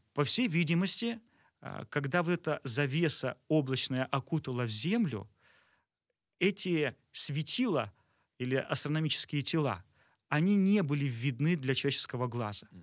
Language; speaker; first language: Russian; native; Russian